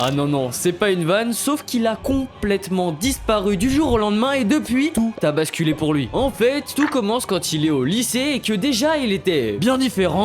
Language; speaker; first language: French; native; French